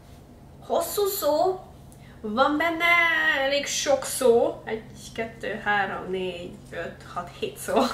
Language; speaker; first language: Hungarian; early bilingual, heritage; English